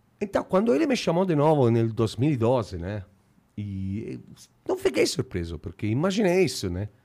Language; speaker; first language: Portuguese; non-native, fluent; Italian